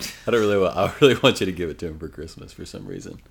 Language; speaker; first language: English; native; English